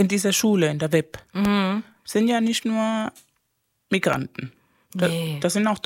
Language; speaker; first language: German; non-native, fluent; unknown